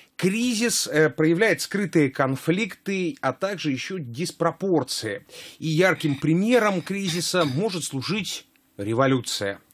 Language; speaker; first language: Russian; native; Russian